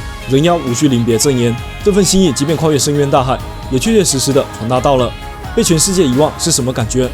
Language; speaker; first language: Chinese; native; Chinese